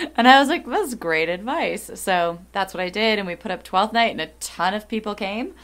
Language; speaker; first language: English; native; English